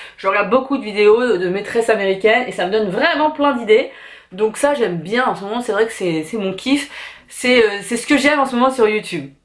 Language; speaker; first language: French; native; French